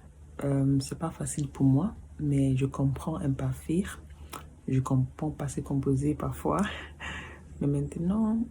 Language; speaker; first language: French; non-native, learner; English